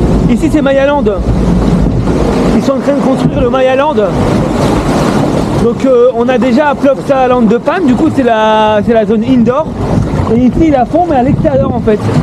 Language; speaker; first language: French; native; French